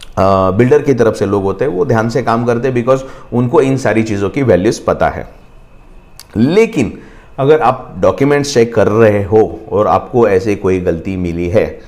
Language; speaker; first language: Hindi; non-native, local second language; Marathi